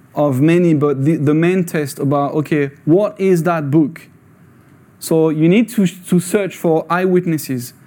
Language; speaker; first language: English; non-native, fluent; French